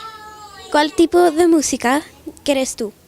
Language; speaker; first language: Spanish; non-native, learner; English